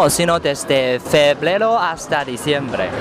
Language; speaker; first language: Spanish; non-native, fluent; Chinese